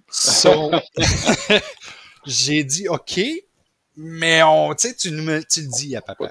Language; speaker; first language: French; native; French